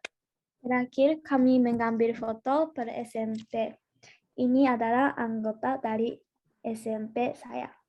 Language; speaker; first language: Indonesian; non-native, learner; Japanese